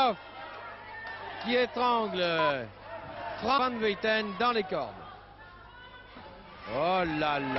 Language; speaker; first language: French; native; French